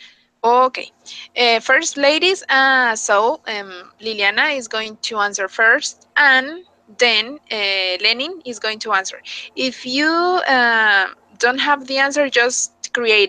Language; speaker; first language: English; non-native, fluent; Spanish